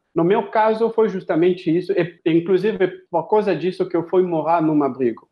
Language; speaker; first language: Portuguese; non-native, fluent; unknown